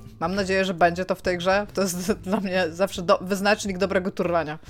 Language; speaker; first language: Polish; native; Polish